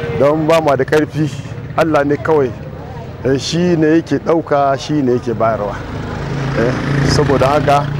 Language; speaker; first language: Hausa; non-native, local second language; Fula